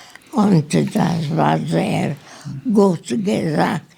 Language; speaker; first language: German; non-native, learner; Polish